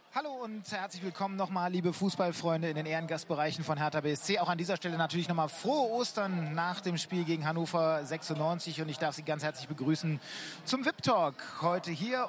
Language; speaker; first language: German; native; German